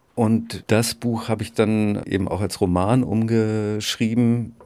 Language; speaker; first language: German; native; German